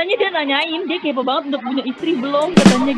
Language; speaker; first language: Indonesian; native; Indonesian